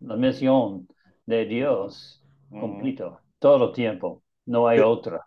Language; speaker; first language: Spanish; non-native, learner; English